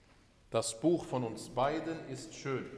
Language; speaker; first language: German; early bilingual, other home language; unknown